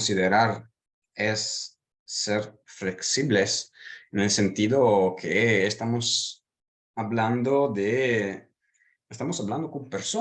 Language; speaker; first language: Spanish; non-native, fluent; Italian